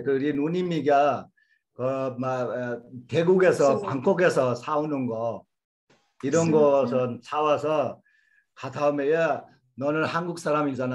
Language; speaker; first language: Korean; non-native, fluent; Bangla